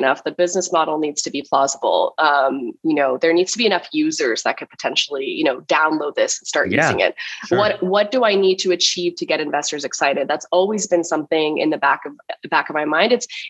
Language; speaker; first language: English; native; English